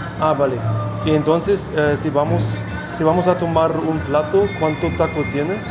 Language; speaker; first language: Spanish; non-native, learner; English